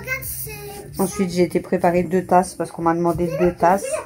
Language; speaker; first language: French; native; French